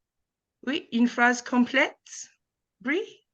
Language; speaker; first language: French; non-native, fluent; English